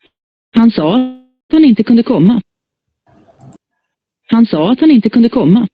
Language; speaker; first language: Swedish; non-native, learner; Spanish